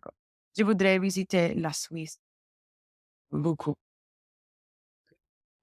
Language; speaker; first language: French; non-native, learner; English